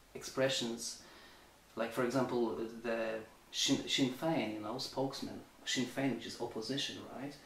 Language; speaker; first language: English; non-native, fluent; Polish